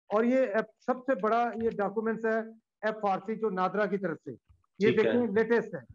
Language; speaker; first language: Urdu; native; Urdu